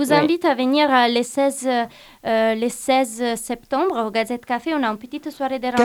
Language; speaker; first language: French; non-native, fluent; Italian